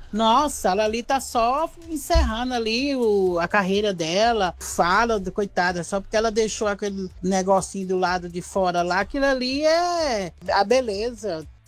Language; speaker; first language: Portuguese; native; Portuguese